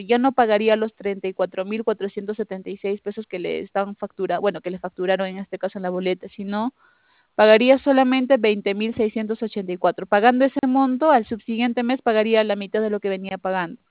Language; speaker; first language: Spanish; native; Spanish